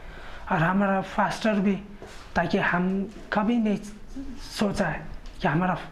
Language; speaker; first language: Hindi; non-native, local second language; Khasi